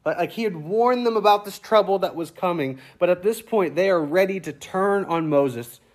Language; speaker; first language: English; native; English